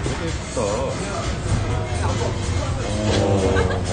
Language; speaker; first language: Korean; native; Korean